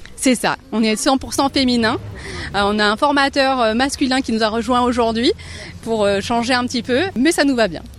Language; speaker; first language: French; native; French